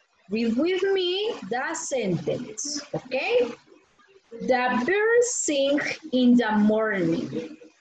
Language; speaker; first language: English; non-native, learner; Spanish